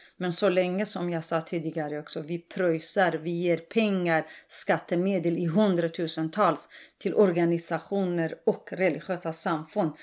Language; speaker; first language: Swedish; non-native, fluent; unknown